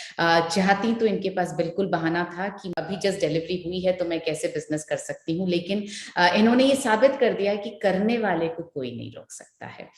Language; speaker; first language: Hindi; native; Hindi